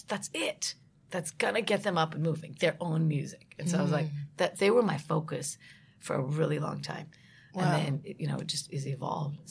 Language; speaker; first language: English; native; English